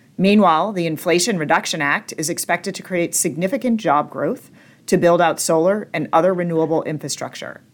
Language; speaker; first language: English; native; English